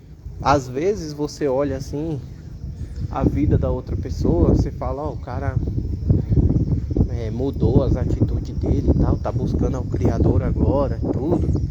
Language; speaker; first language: Portuguese; native; Portuguese